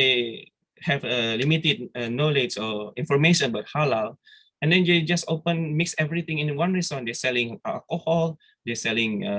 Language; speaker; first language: English; non-native, fluent; Indonesian